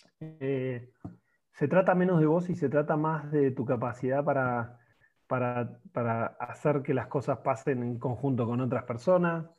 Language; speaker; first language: Spanish; native; Spanish